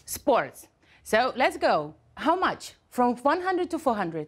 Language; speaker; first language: English; non-native, fluent; Ukrainian